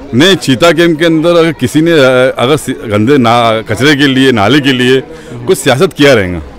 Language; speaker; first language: Hindi; non-native, local second language; Urdu